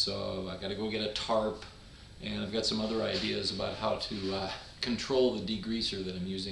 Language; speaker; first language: English; native; English